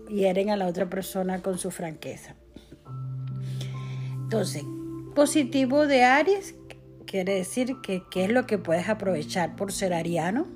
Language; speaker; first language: Spanish; native; Spanish